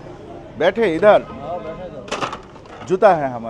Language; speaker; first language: Hindi; non-native, learner; Bangla